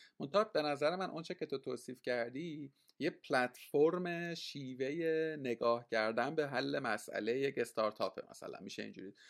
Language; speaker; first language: Persian; native; Persian